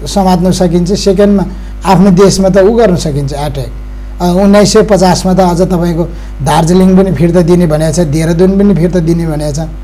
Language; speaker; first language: Nepali; non-native, local second language; Eastern Tamang